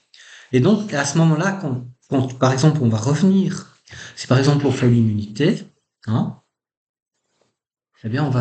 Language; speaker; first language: French; native; French